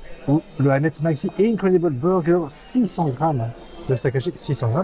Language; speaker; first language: French; native; French